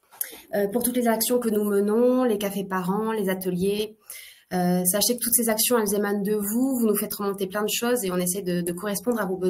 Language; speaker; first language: French; native; French